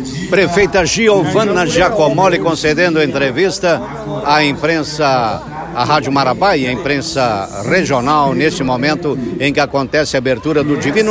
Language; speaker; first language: Portuguese; native; Portuguese